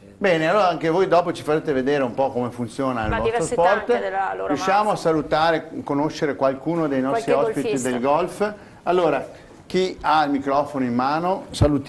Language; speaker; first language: Italian; native; Italian